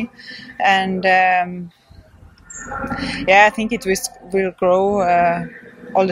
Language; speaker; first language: English; non-native, fluent; Swedish